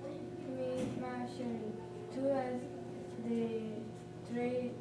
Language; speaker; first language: French; non-native, learner; English